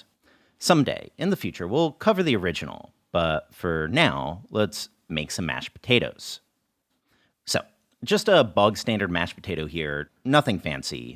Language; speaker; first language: English; native; English